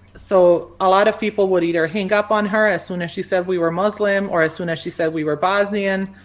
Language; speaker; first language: English; early bilingual, other home language; Croatian